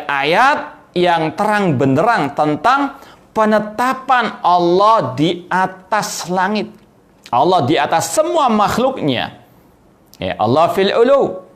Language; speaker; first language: Indonesian; native; Indonesian